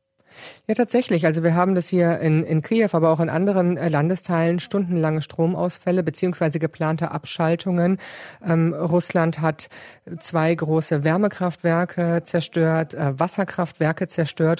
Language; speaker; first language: German; native; German